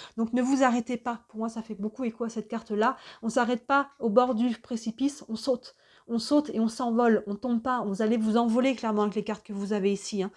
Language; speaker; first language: French; native; French